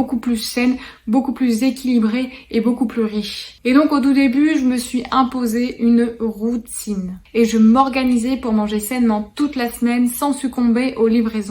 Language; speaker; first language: French; native; French